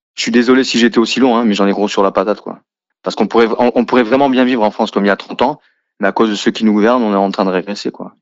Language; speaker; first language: French; native; French